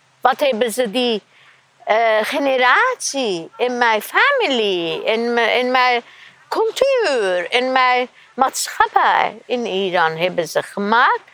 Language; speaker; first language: Dutch; non-native, learner; Persian